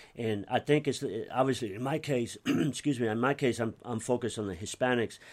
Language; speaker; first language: English; early bilingual, other home language; Spanish